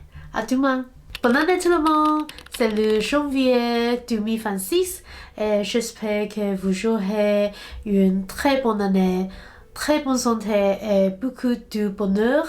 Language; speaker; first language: French; non-native, learner; Cantonese